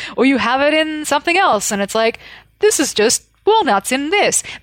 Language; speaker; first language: English; native; English